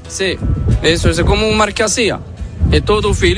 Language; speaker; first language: Spanish; non-native, learner; Arabic